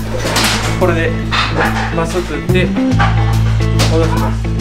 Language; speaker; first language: Japanese; native; Japanese